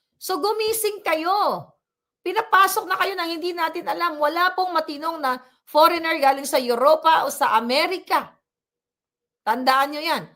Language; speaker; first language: Filipino; non-native, local second language; Cebuano